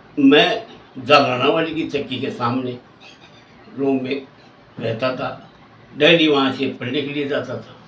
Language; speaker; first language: Hindi; native; Hindi